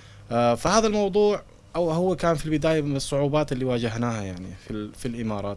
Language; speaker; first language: Arabic; native; Arabic